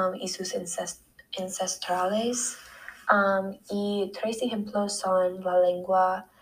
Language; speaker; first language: Spanish; non-native, learner; English